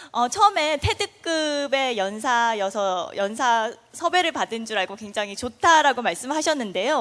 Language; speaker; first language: Korean; native; Korean